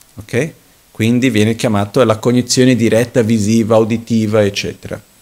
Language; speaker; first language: Italian; non-native, fluent; Portuguese